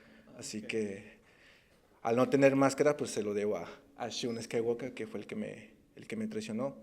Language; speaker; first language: Spanish; native; Spanish